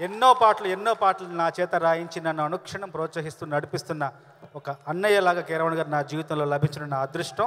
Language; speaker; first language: Telugu; native; Telugu